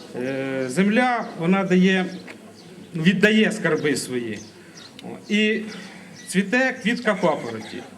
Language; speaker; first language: Ukrainian; native; Ukrainian